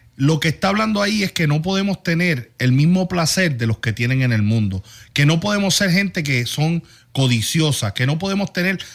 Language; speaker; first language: Spanish; early bilingual, heritage; Spanish